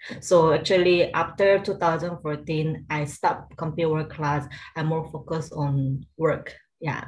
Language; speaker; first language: English; non-native, learner; Korean